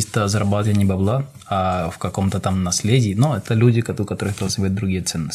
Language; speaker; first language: Russian; non-native, fluent; Spanish